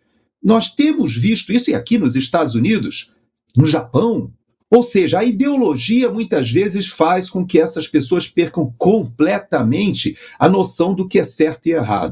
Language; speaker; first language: Portuguese; native; Portuguese